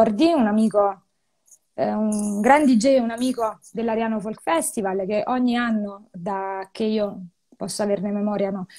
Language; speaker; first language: Italian; native; Italian